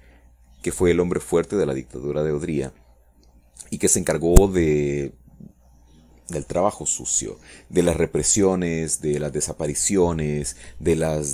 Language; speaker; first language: Spanish; native; Spanish